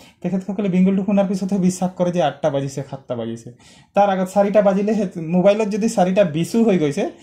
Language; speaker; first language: Assamese; non-native, local second language; Sadri